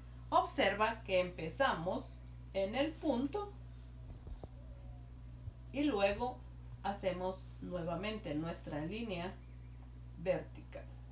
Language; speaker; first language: Spanish; native; Spanish